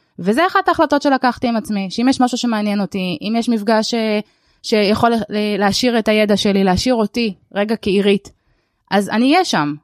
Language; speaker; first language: Hebrew; early bilingual, other home language; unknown